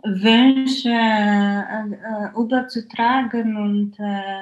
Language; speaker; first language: German; non-native, fluent; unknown